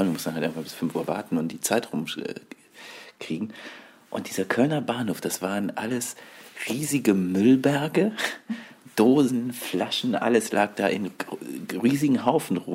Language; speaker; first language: German; native; German